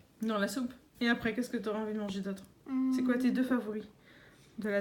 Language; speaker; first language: French; native; French